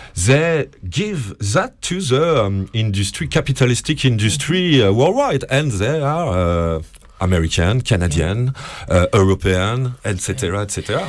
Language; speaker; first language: English; non-native, learner; French